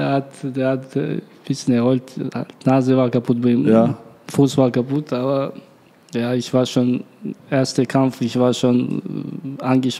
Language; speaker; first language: German; non-native, learner; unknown